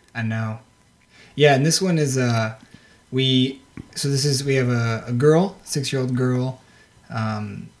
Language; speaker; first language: English; native; English